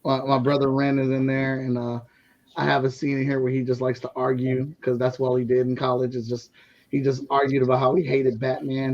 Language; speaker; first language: English; native; English